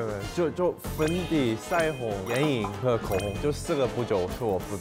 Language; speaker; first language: Chinese; non-native, fluent; Korean